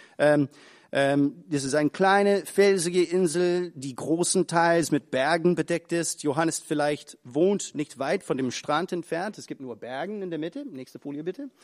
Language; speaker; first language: German; non-native, fluent; English